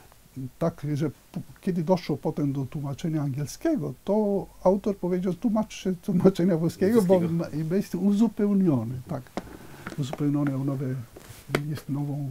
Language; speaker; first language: Polish; non-native, fluent; Italian